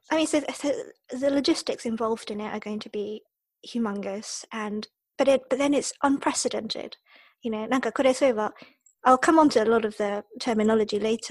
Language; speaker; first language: English; early bilingual, other home language; Japanese